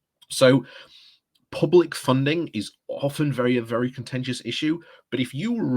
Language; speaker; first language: English; native; English